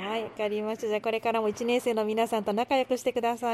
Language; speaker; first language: Japanese; native; Japanese